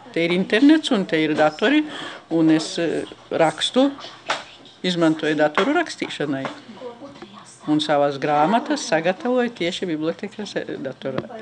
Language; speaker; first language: Latvian; native; Latvian